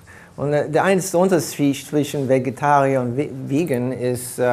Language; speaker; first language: German; early bilingual, heritage; German